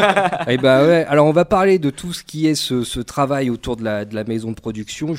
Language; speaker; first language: French; native; French